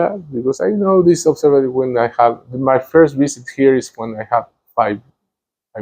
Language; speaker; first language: English; non-native, learner; Spanish